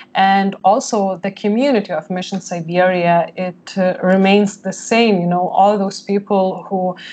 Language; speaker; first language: English; non-native, fluent; Lithuanian